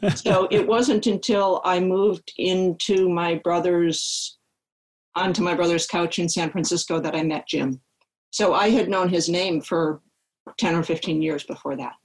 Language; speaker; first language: English; native; English